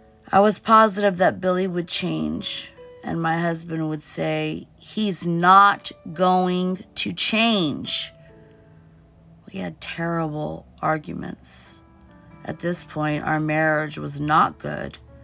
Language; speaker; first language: English; early bilingual, other home language; Portuguese